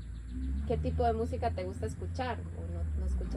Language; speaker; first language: Spanish; native; Spanish